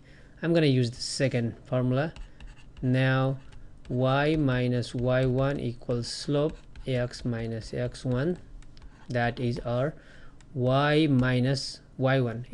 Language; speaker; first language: English; non-native, fluent; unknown